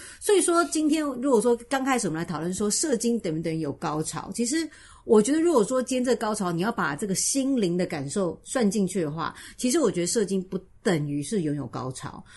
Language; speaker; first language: Chinese; native; Chinese